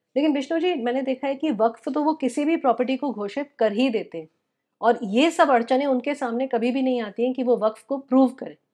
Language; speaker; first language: Hindi; native; Hindi